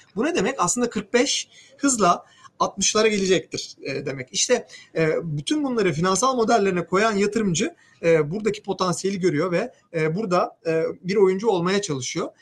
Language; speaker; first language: Turkish; native; Turkish